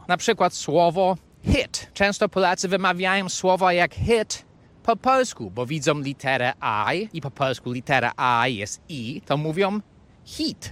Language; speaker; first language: Polish; non-native, fluent; English